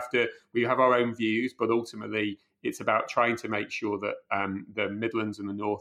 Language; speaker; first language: English; native; English